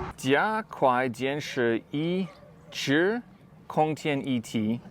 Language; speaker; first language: Chinese; non-native, learner; English